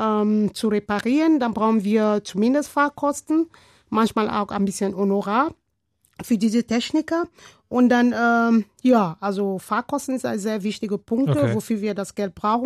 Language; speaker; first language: German; non-native, learner; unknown